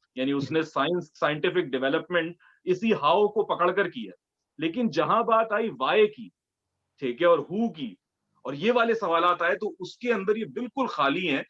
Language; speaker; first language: Urdu; native; Urdu